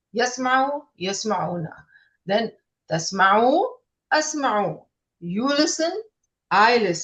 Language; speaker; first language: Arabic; non-native, fluent; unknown